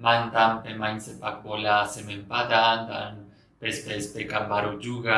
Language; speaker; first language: Indonesian; non-native, fluent; Spanish